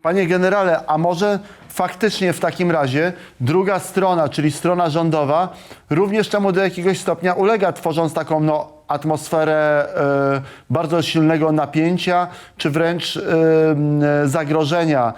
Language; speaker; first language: Polish; native; Polish